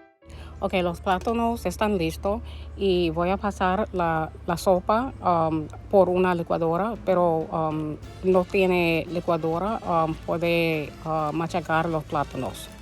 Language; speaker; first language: Spanish; early bilingual, heritage; Spanish